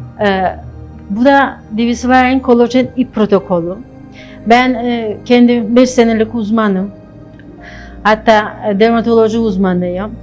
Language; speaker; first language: Turkish; non-native, fluent; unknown